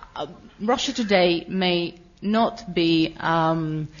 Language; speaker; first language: English; non-native, fluent; Russian